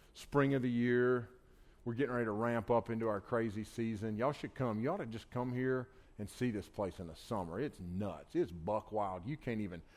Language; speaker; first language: English; native; English